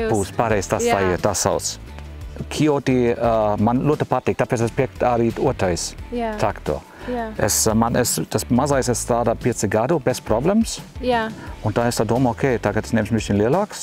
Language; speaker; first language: Latvian; non-native, learner; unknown